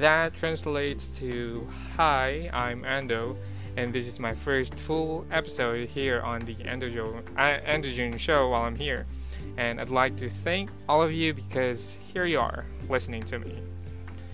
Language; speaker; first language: English; non-native, local second language; Pangasinan